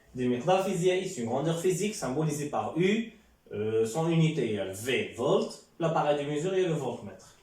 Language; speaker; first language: French; non-native, local second language; Arabic